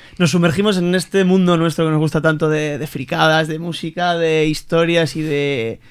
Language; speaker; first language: Spanish; native; Spanish